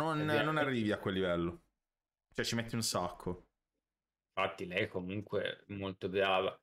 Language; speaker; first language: Italian; native; Italian